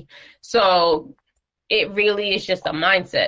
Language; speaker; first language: English; native; English